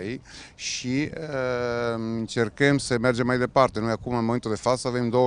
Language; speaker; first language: Romanian; non-native, fluent; Italian